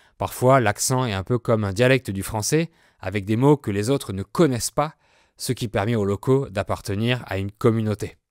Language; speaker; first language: French; native; French